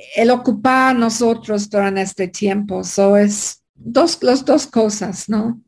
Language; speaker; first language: Spanish; non-native, fluent; English